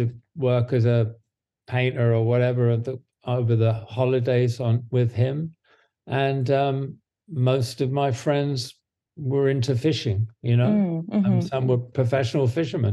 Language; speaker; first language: English; native; English